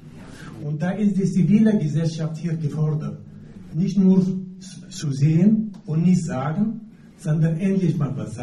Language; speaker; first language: German; non-native, fluent; Arabic